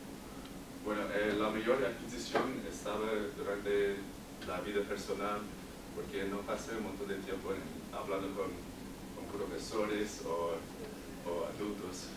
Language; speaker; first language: Spanish; non-native, learner; English